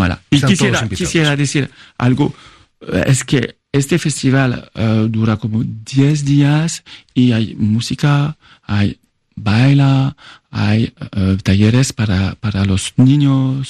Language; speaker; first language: Spanish; non-native, fluent; French